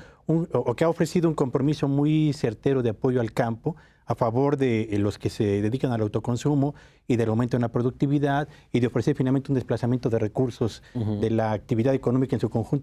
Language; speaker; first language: Spanish; native; Spanish